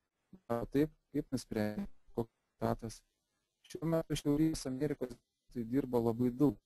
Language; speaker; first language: Lithuanian; native; Lithuanian